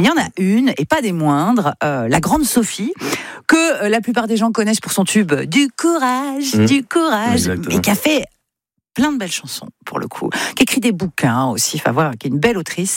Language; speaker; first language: French; native; French